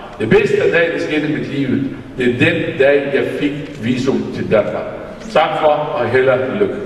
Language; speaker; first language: Danish; non-native, fluent; Arabic